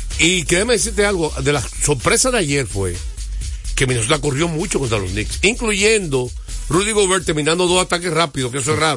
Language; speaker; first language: Spanish; native; Spanish